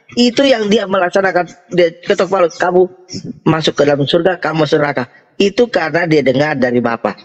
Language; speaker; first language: Indonesian; native; Indonesian